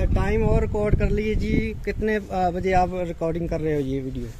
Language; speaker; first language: Hindi; native; Hindi